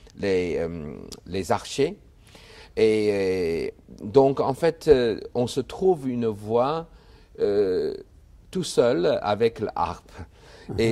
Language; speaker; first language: French; non-native, fluent; Chinese